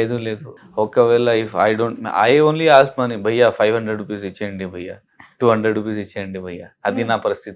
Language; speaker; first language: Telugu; non-native, local second language; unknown